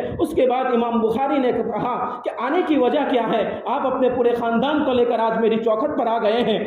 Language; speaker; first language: Urdu; non-native, local second language; Gujarati